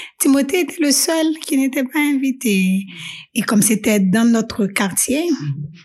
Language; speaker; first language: French; non-native, local second language; Haitian Creole